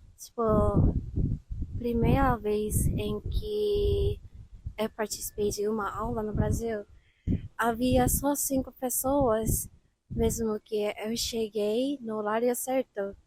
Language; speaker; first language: Portuguese; non-native, fluent; Japanese